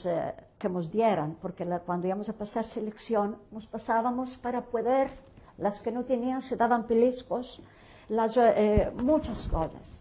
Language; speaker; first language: Spanish; early bilingual, heritage; Ladino